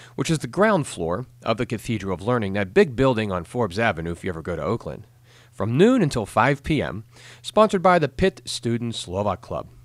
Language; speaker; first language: English; native; English